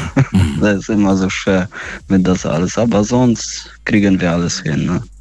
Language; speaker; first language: German; non-native, learner; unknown